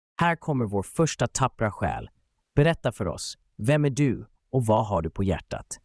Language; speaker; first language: Swedish; native; Swedish